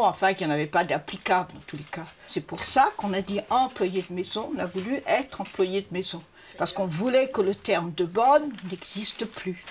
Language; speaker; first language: French; native; French